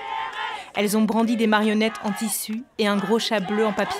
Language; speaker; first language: French; native; French